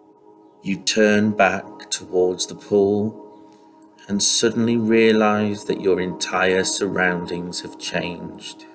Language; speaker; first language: English; native; English